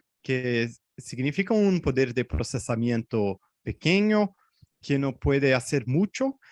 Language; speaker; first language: Spanish; non-native, fluent; Portuguese